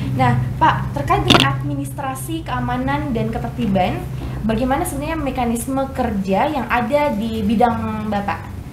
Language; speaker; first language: Indonesian; native; Indonesian